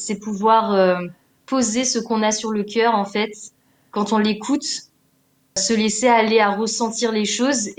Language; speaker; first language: French; native; French